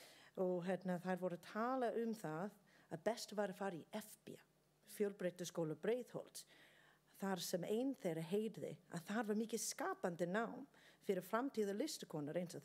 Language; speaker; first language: Icelandic; non-native, learner; English